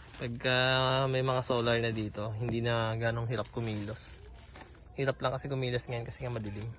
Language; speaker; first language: Filipino; native; Filipino